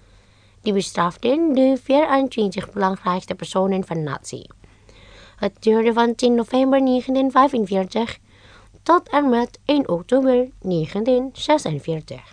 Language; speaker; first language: Dutch; non-native, fluent; Indonesian